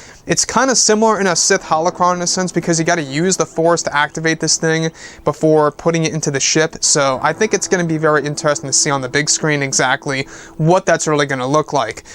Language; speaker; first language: English; native; English